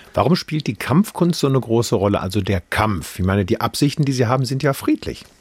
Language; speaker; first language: German; native; German